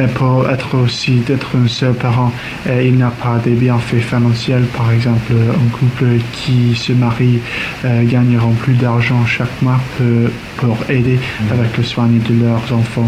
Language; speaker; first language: French; non-native, learner; English